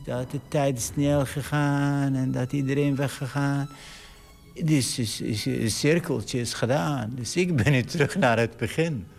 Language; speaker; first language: Dutch; non-native, fluent; Arabic